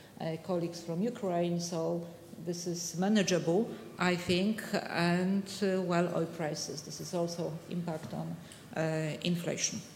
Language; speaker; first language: English; non-native, fluent; Polish